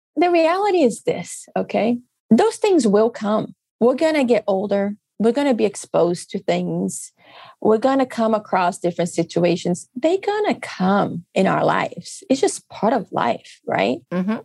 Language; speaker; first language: English; non-native, fluent; Portuguese